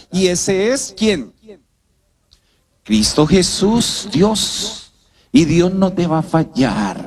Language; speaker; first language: Spanish; native; Spanish